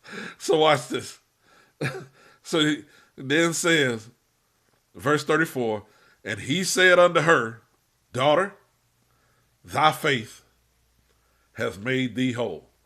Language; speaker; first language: English; native; English